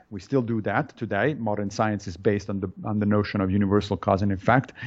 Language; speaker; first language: English; non-native, fluent; Italian